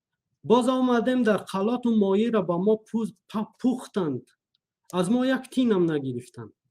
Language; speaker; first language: Persian; non-native, local second language; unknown